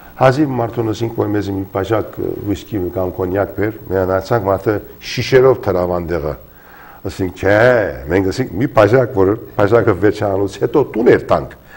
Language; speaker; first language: Armenian; early bilingual, heritage; Armenian